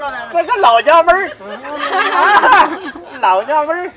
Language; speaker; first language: Chinese; native; Chinese